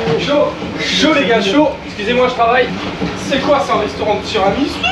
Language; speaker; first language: French; native; French